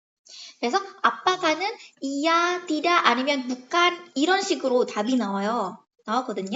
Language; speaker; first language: Korean; non-native, fluent; Indonesian